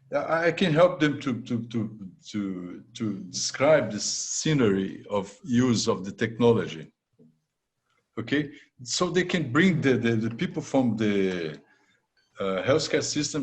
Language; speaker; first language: English; non-native, fluent; Portuguese